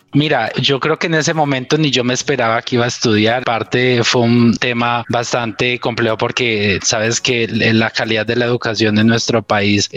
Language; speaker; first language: Spanish; native; Spanish